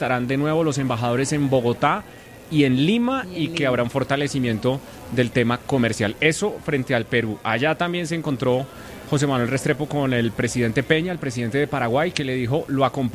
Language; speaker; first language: Spanish; native; Spanish